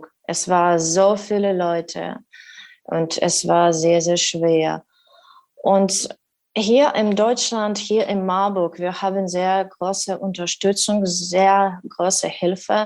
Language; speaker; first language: German; non-native, learner; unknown